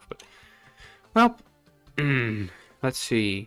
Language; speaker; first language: English; non-native, fluent; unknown